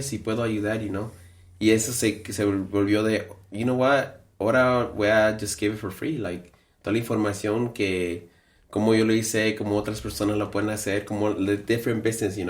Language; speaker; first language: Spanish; early bilingual, heritage; Spanish